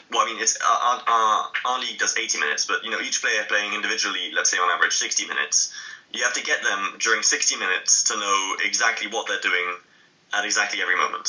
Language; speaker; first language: English; native; English